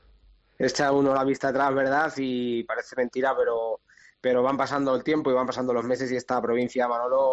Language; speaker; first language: Spanish; native; Spanish